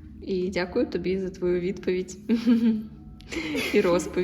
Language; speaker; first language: Ukrainian; native; Ukrainian